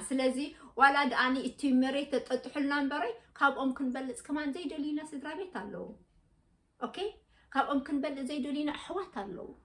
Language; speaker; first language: Tigrinya; native; Tigrinya